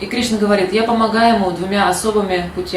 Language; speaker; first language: Russian; native; Russian